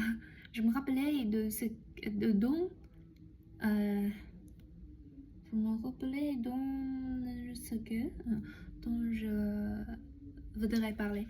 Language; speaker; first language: French; non-native, learner; Chinese